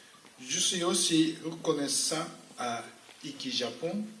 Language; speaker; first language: French; non-native, fluent; Japanese